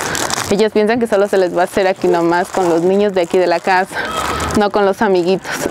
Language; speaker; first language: Spanish; native; Spanish